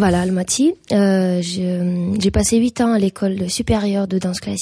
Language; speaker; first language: French; non-native, fluent; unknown